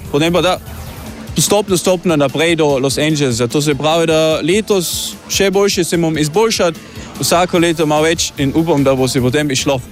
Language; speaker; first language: Slovenian; early bilingual, heritage; Slovenian